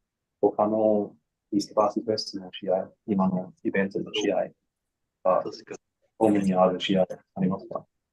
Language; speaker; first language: Japanese; non-native, learner; English